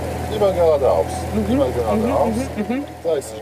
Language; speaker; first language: German; non-native, learner; Polish